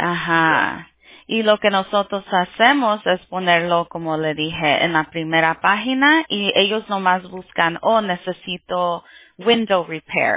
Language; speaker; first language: Spanish; early bilingual, heritage; Spanish